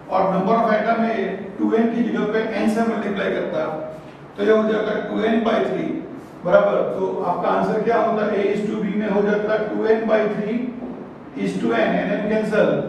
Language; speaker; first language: Hindi; non-native, local second language; Gujarati